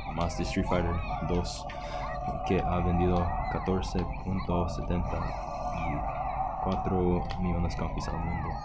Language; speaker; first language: Spanish; non-native, learner; English